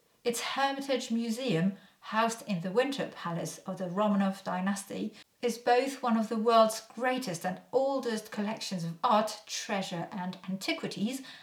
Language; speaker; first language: English; non-native, fluent; French